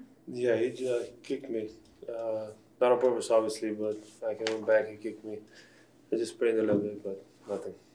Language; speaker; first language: English; non-native, fluent; Slovenian